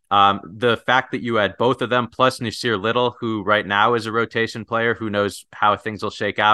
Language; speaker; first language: English; native; English